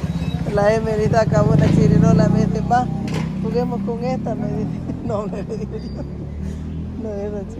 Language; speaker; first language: Spanish; native; Spanish